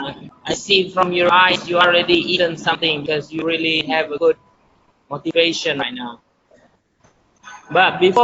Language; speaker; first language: English; non-native, learner; Indonesian